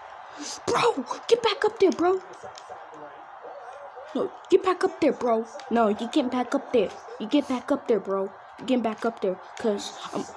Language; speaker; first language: English; native; English